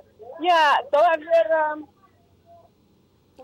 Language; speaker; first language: Portuguese; early bilingual, heritage; Portuguese